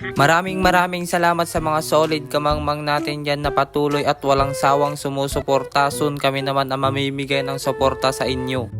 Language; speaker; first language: Filipino; native; Filipino